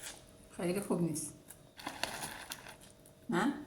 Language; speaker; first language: Persian; native; Persian